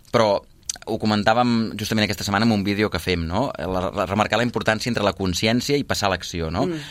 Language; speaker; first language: Catalan; native; Catalan